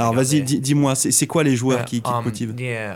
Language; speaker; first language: French; native; French